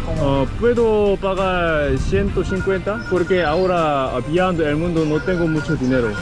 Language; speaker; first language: Spanish; non-native, learner; Korean